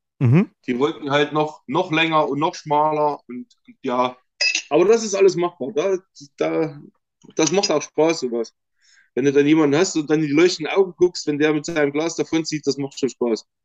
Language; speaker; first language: German; native; German